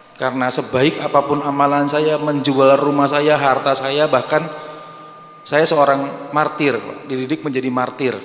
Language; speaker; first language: Indonesian; native; Indonesian